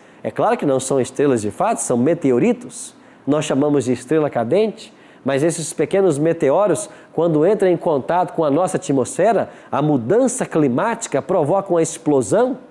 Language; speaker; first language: Portuguese; native; Portuguese